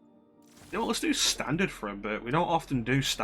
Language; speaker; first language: English; native; English